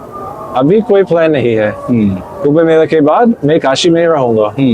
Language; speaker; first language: Hindi; non-native, learner; English